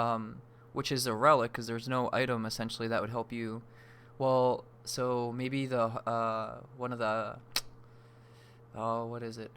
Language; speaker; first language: English; native; English